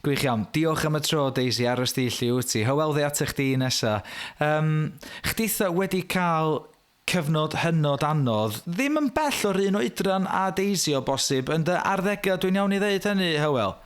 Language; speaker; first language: Welsh; native; Welsh